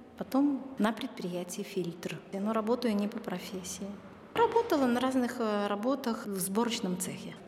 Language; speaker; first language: Russian; native; Russian